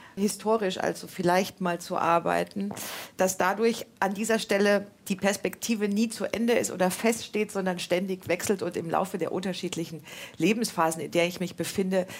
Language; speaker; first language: German; native; German